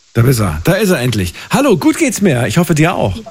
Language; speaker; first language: German; native; German